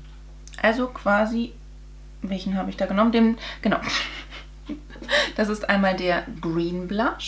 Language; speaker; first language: German; native; German